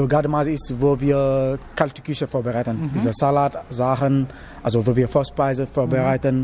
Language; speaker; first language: German; non-native, learner; Wolof